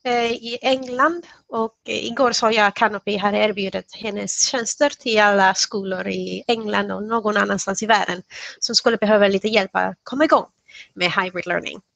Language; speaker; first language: Swedish; non-native, fluent; Spanish